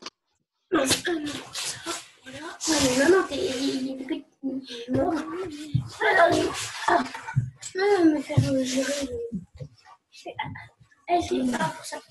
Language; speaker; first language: French; native; French